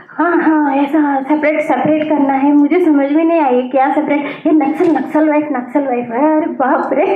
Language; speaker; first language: Hindi; non-native, local second language; Telugu